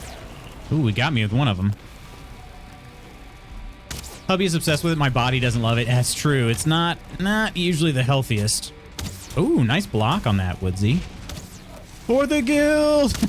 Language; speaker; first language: English; native; English